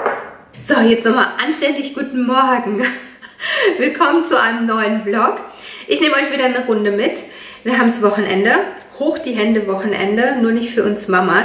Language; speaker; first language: German; native; German